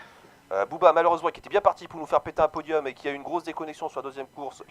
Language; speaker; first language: French; native; French